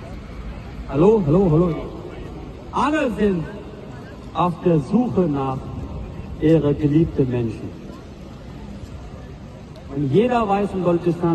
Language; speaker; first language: German; non-native, learner; Baluchi